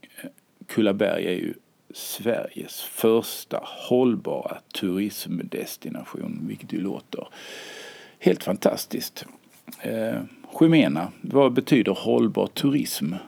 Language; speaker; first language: Swedish; native; Swedish